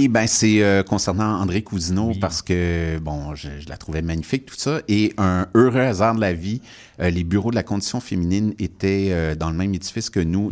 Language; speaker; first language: French; native; French